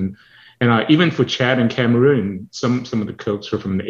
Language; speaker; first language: English; non-native, local second language; Cantonese